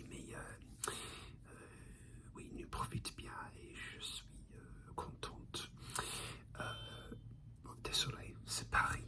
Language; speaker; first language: French; non-native, learner; English